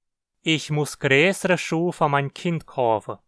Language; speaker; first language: German; early bilingual, heritage; Portuguese